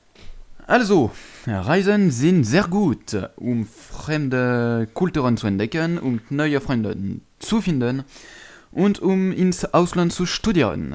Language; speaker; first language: German; non-native, learner; French